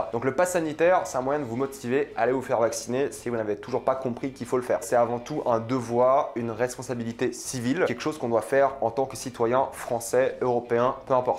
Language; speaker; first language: French; native; French